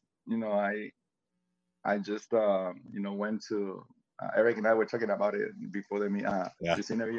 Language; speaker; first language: English; non-native, fluent; Spanish